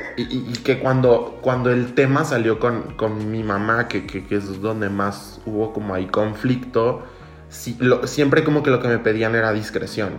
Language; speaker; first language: Spanish; native; Spanish